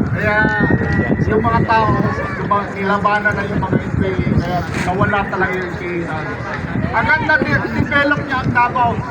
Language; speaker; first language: Filipino; non-native, local second language; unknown